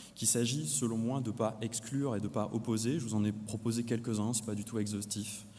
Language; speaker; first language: French; native; French